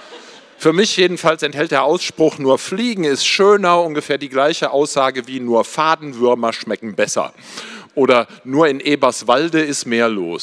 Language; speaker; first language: German; native; German